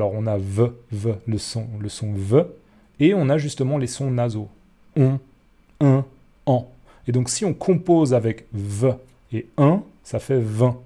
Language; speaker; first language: French; native; French